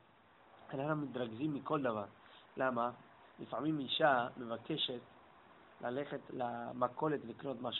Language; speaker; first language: Hebrew; non-native, fluent; English